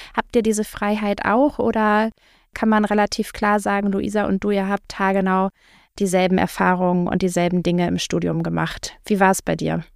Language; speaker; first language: German; native; German